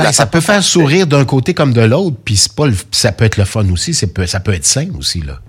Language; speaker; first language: French; native; French